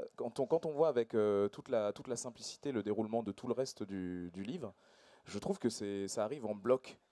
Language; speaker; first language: French; native; French